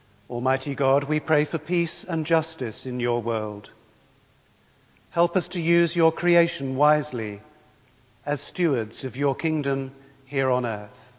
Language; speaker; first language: English; native; English